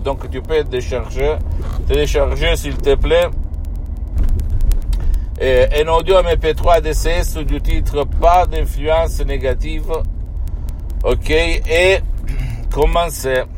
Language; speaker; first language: French; non-native, fluent; Italian